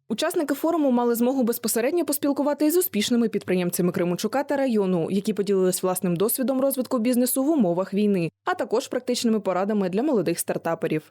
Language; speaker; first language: Ukrainian; native; Ukrainian